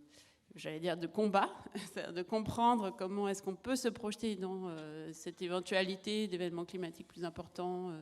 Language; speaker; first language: French; native; French